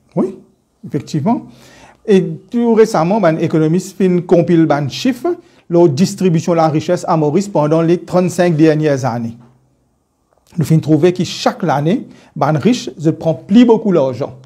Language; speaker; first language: French; non-native, local second language; Morisyen